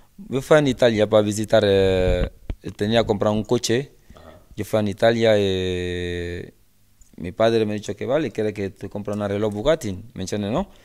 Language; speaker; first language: Spanish; non-native, learner; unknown